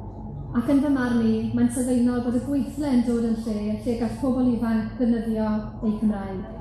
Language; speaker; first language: Welsh; native; Welsh